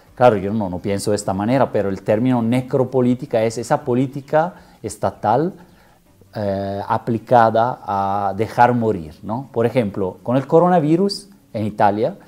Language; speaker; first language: Spanish; non-native, fluent; Italian